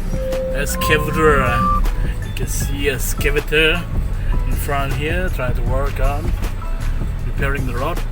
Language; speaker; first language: English; non-native, local second language; Malay